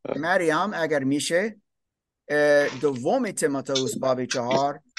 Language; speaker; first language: Persian; non-native, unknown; German